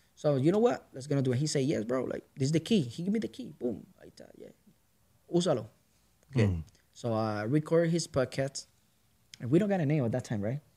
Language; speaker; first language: English; non-native, learner; Spanish